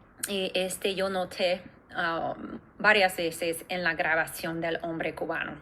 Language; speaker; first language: Spanish; non-native, fluent; English